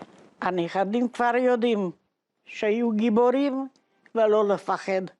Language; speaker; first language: Hebrew; non-native, fluent; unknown